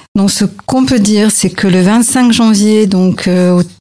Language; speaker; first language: French; native; French